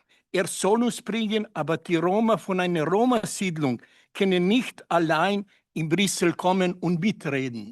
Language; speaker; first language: German; non-native, learner; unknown